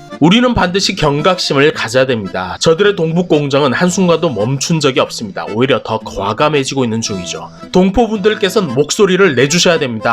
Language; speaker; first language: Korean; native; Korean